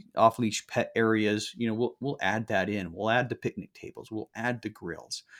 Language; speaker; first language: English; native; English